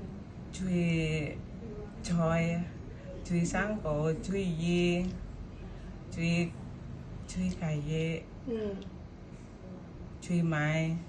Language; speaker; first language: Cantonese; non-native, learner; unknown